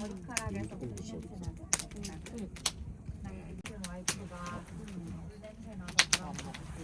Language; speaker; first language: Korean; non-native, learner; Mongolian